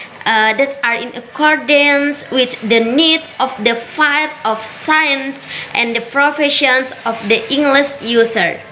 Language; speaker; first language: English; non-native, learner; Indonesian